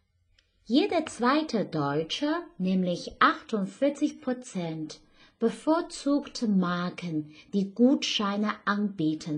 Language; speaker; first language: German; non-native, fluent; Chinese